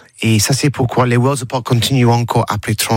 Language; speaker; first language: French; non-native, learner; English